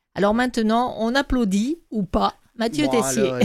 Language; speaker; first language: French; native; French